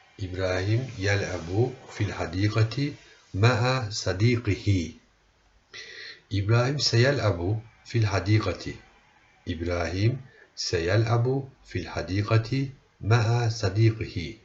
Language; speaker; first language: Arabic; non-native, fluent; Turkish